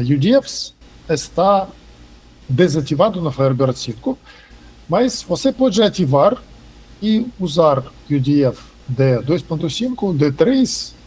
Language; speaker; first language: Portuguese; non-native, fluent; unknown